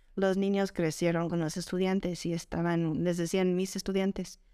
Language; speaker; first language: Spanish; non-native, fluent; English